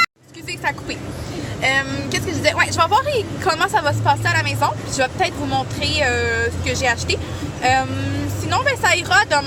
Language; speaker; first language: French; native; French